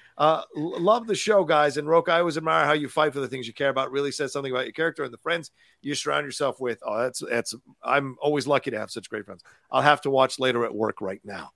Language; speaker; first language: English; native; English